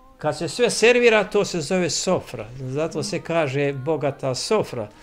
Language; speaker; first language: Croatian; native; Croatian